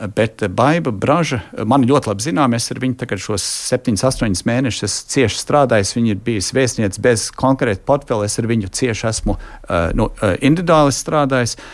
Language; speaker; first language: Latvian; early bilingual, heritage; Latvian